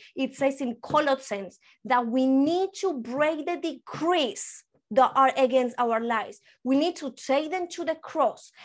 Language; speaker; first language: English; early bilingual, other home language; Spanish